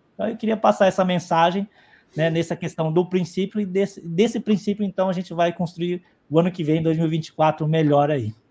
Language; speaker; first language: Portuguese; native; Portuguese